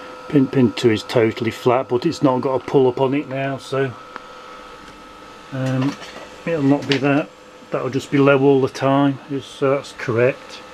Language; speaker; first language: English; native; English